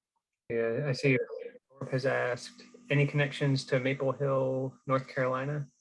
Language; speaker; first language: English; native; English